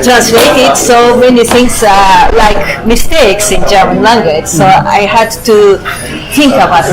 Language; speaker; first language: English; non-native, fluent; Japanese